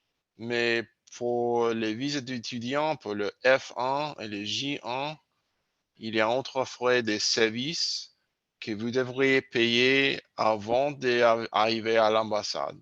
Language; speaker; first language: French; non-native, learner; English